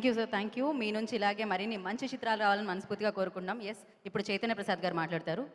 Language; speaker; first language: Telugu; native; Telugu